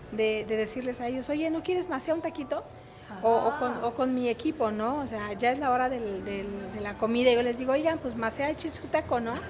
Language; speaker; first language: Spanish; native; Spanish